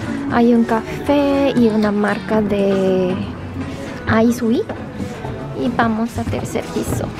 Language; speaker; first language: Spanish; non-native, fluent; Korean